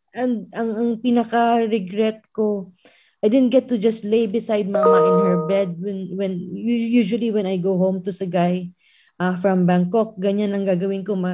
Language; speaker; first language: Filipino; non-native, local second language; Hiligaynon